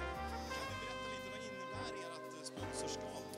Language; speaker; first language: Swedish; native; Swedish